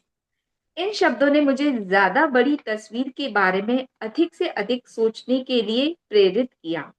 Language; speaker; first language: Hindi; native; Hindi